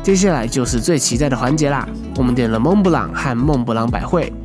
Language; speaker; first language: Chinese; native; Chinese